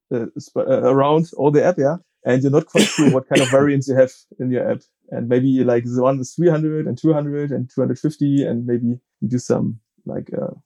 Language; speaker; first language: English; non-native, fluent; German